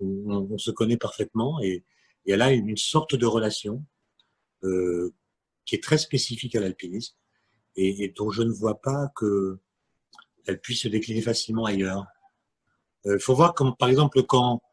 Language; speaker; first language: French; native; French